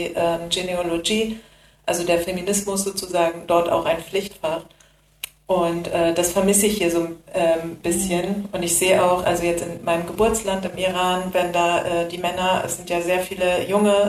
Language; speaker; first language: German; early bilingual, other home language; Persian